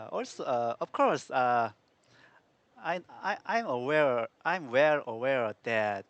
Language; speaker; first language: English; non-native, learner; Korean